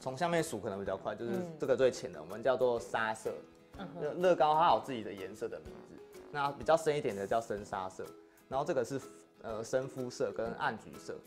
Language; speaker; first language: Chinese; native; Chinese